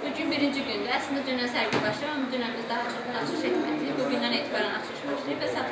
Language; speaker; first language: Turkish; non-native, learner; Azerbaijani